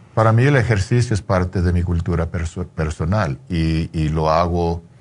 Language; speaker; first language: Spanish; early bilingual, heritage; English